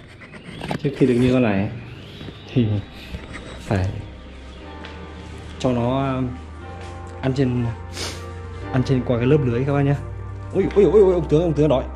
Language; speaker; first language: Vietnamese; native; Vietnamese